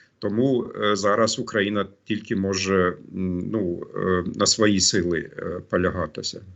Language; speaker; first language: Ukrainian; non-native, fluent; German